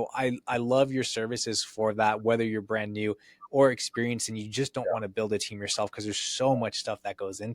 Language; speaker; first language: English; native; English